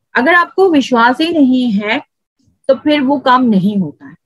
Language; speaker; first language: Hindi; native; Hindi